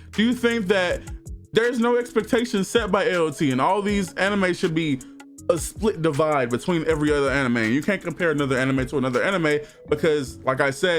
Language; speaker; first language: English; native; English